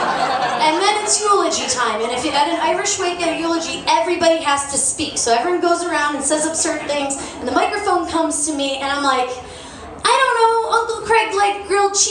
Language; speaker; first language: English; native; English